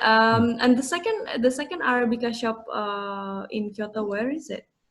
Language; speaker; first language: English; non-native, fluent; Indonesian